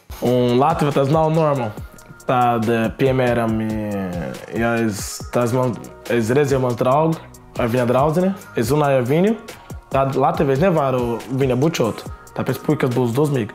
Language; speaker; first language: Latvian; non-native, learner; Portuguese